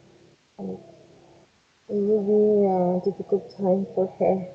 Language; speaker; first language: English; non-native, fluent; Spanish